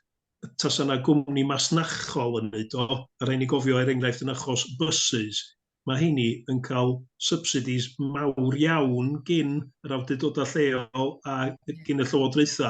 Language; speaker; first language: Welsh; native; Welsh